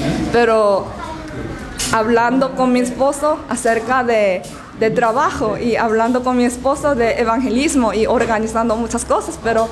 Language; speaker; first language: Spanish; non-native, learner; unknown